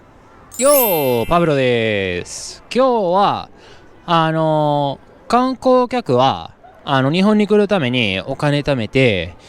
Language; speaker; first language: Japanese; non-native, fluent; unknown